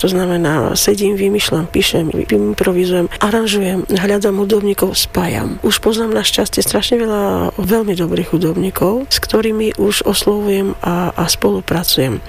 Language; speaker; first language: Slovak; non-native, fluent; Armenian